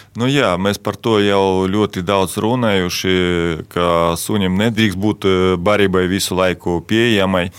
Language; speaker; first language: Latvian; non-native, local second language; Russian